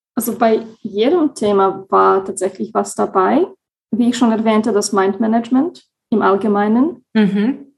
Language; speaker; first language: German; non-native, fluent; Slovak